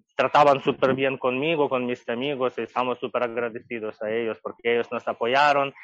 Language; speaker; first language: Spanish; non-native, fluent; Ukrainian